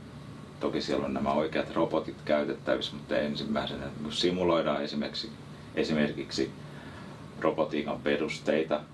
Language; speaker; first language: Finnish; native; Finnish